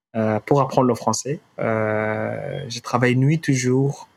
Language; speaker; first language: French; non-native, fluent; Arabic